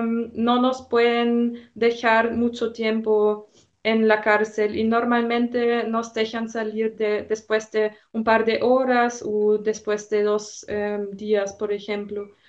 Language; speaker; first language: Spanish; non-native, fluent; German